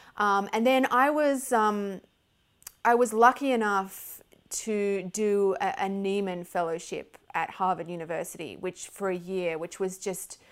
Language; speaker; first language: English; native; English